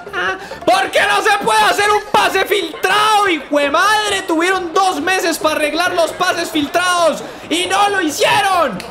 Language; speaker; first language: Spanish; native; Spanish